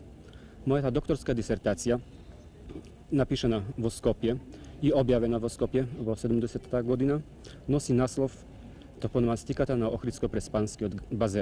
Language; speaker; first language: Macedonian; non-native, fluent; Polish